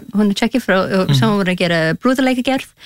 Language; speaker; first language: Icelandic; non-native, learner; English